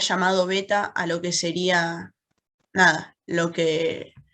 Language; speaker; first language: Spanish; native; Spanish